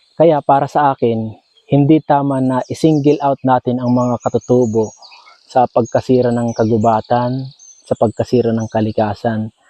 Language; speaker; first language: Filipino; non-native, local second language; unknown